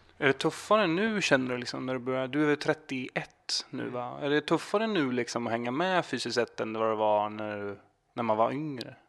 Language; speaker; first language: Swedish; native; Swedish